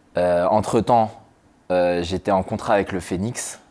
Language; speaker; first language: French; native; French